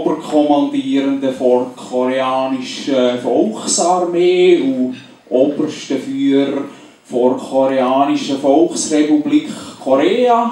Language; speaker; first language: German; native; German